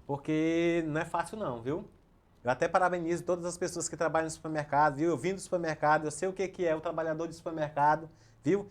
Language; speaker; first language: Portuguese; native; Portuguese